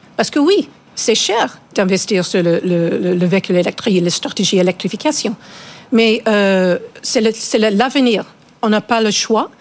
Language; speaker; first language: French; non-native, fluent; English